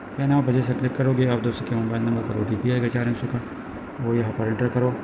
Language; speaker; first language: Urdu; non-native, local second language; Punjabi